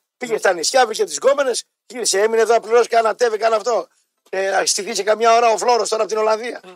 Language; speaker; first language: Greek; native; Greek